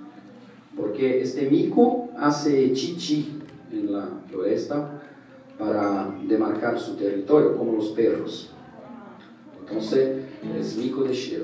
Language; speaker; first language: Spanish; non-native, learner; Portuguese